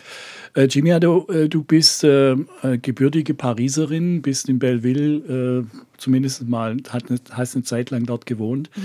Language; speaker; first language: German; native; German